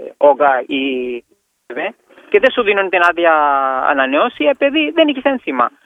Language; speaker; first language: Greek; non-native, fluent; Kashmiri